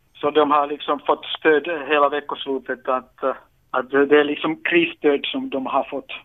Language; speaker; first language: Swedish; non-native, local second language; Finnish